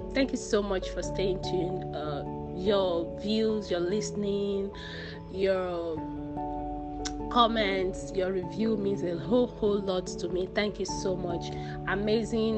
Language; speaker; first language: English; non-native, local second language; Yoruba